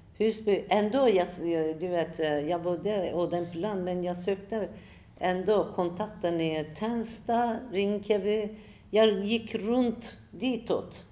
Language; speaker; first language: Swedish; non-native, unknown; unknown